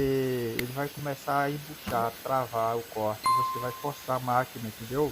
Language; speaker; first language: Portuguese; native; Portuguese